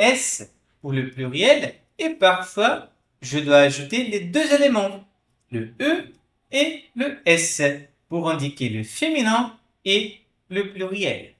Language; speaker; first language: French; non-native, fluent; Portuguese